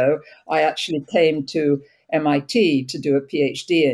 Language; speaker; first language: English; native; English